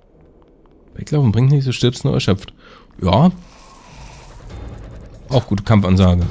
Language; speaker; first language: German; native; German